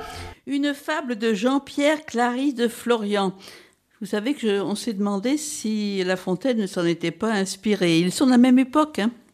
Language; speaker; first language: French; native; French